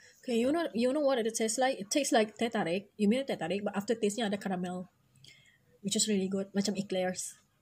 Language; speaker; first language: English; non-native, local second language; Malay